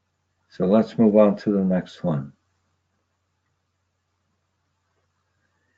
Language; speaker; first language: English; native; English